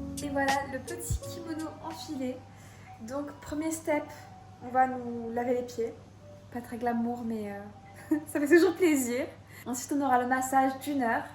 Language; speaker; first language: French; native; French